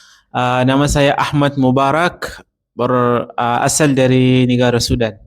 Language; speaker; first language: Indonesian; non-native, learner; Arabic